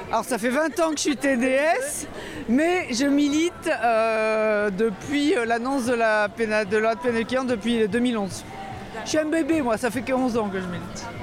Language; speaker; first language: French; native; French